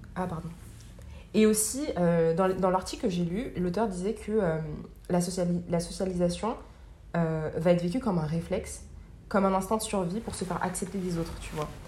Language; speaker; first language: French; native; French